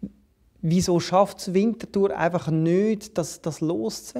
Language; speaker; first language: German; native; German